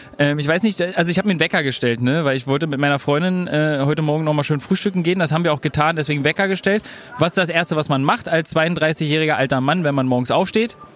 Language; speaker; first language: German; native; German